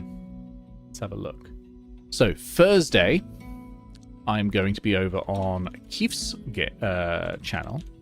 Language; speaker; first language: English; native; English